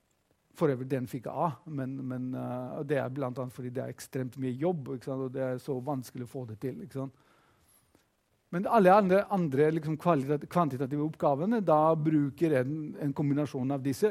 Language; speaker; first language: Norwegian; non-native, fluent; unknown